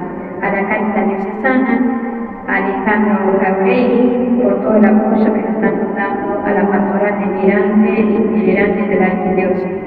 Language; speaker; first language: Spanish; native; Spanish